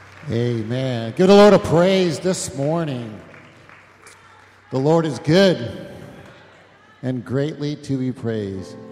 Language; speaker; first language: English; early bilingual, other home language; Spanish